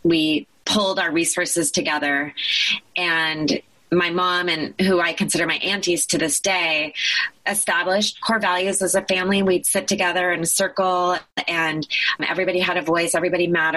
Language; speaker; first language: English; native; English